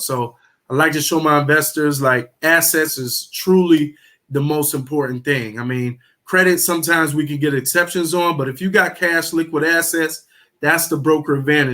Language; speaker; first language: English; native; English